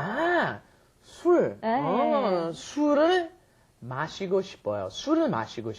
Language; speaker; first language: Korean; non-native, fluent; English